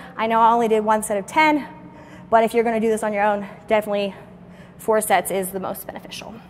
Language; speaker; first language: English; native; English